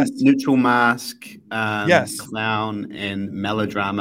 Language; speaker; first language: English; native; English